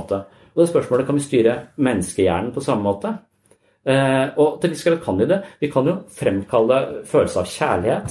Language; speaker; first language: Norwegian; native; Norwegian